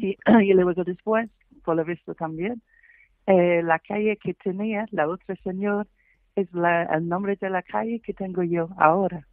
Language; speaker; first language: Spanish; non-native, fluent; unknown